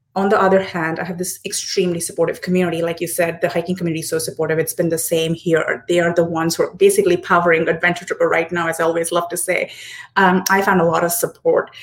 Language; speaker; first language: English; non-native, local second language; Hindi